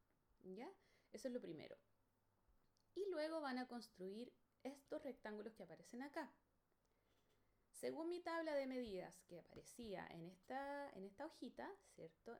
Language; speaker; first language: Spanish; native; Spanish